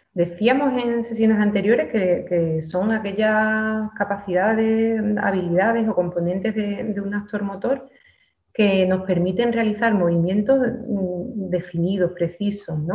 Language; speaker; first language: Spanish; native; Spanish